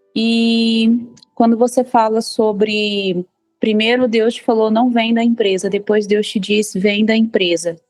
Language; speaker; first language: Portuguese; native; Portuguese